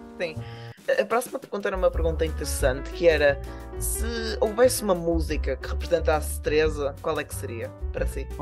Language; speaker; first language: Portuguese; native; Portuguese